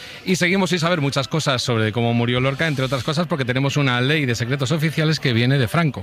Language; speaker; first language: Spanish; native; Spanish